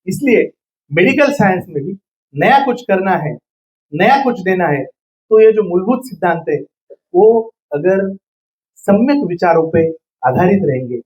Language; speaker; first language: Hindi; non-native, local second language; Marathi